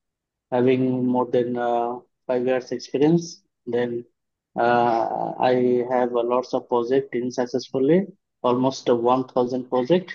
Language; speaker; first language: English; non-native, learner; Bangla